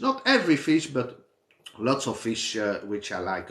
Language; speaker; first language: English; non-native, fluent; Dutch